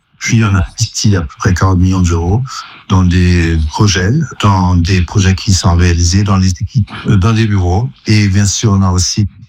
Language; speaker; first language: French; non-native, fluent; German